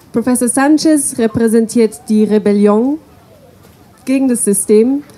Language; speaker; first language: German; non-native, fluent; English